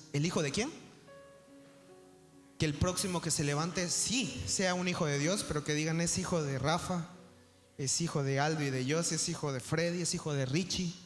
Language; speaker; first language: Spanish; native; Spanish